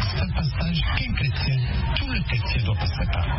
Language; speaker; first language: French; non-native, local second language; Kinyarwanda